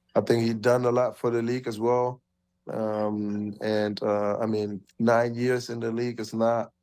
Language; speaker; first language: English; early bilingual, other home language; German